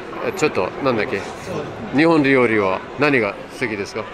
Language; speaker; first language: Japanese; non-native, learner; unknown